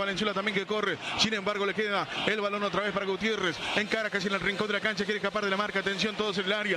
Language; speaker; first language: Spanish; native; Spanish